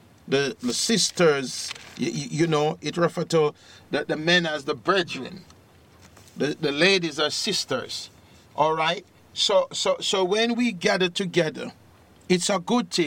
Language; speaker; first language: English; native; English